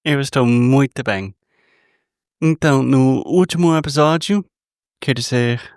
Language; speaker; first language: Portuguese; non-native, fluent; English